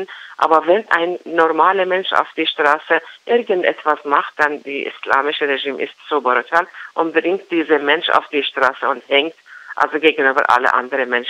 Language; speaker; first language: German; non-native, learner; Persian